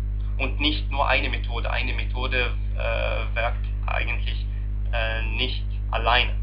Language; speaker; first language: German; non-native, learner; Arabic